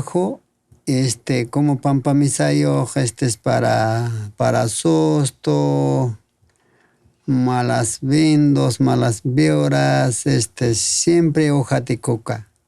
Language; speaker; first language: Spanish; non-native, local second language; Quechua